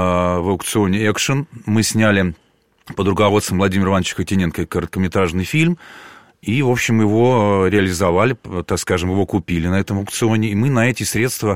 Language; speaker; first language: Russian; native; Russian